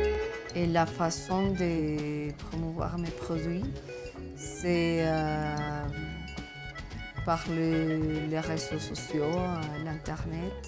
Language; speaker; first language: French; non-native, fluent; Spanish